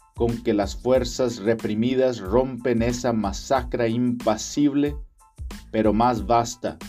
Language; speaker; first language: Spanish; native; Spanish